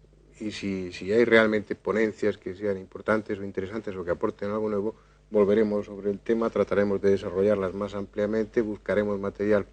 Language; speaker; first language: Spanish; native; Spanish